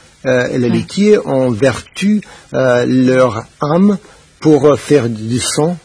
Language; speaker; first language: French; non-native, fluent; Spanish